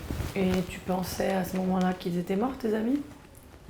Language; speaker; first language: French; native; French